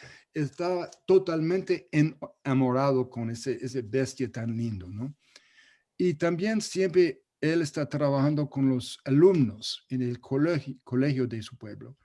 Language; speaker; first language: Spanish; non-native, fluent; English